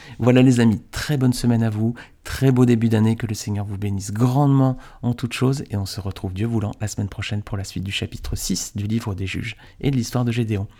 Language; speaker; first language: French; native; French